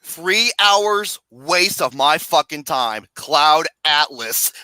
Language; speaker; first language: English; native; English